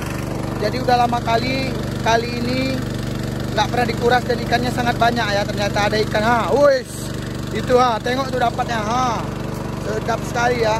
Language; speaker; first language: Indonesian; native; Indonesian